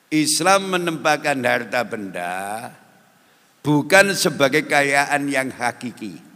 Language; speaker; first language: Indonesian; non-native, local second language; Javanese